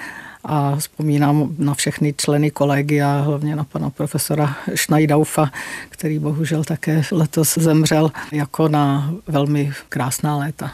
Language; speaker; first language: Czech; native; Czech